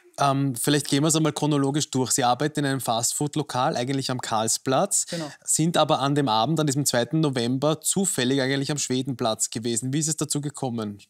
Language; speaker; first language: German; native; German